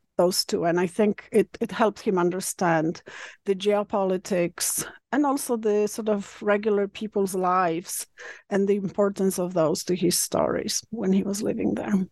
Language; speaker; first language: English; non-native, fluent; Polish